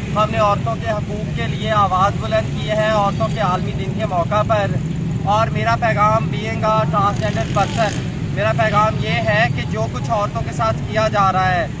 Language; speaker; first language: Urdu; non-native, local second language; Punjabi